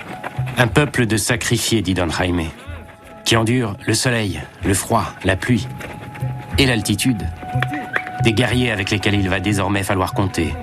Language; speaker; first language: French; native; French